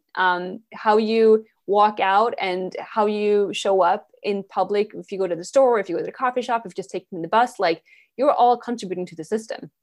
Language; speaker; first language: English; non-native, fluent; Swedish